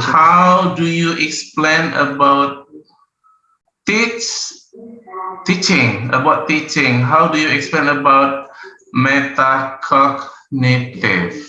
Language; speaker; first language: English; non-native, learner; Indonesian